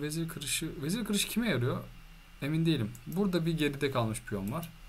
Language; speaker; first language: Turkish; native; Turkish